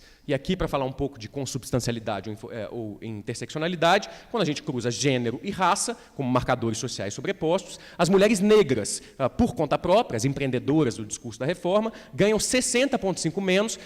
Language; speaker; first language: Portuguese; native; Portuguese